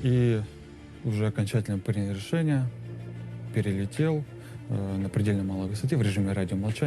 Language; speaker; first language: Russian; native; Russian